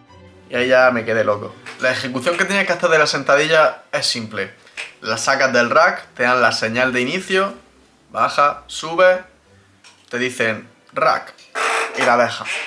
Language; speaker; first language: Spanish; native; Spanish